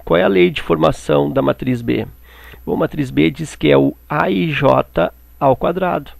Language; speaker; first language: Portuguese; native; Portuguese